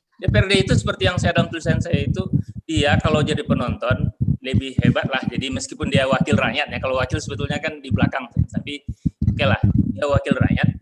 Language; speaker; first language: Indonesian; non-native, local second language; Minangkabau